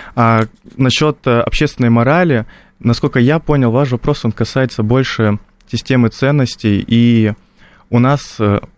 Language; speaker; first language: Russian; native; Russian